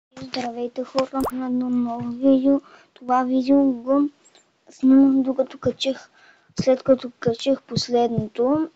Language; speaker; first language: Bulgarian; native; Bulgarian